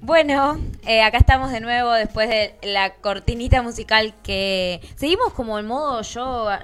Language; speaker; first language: Spanish; native; Spanish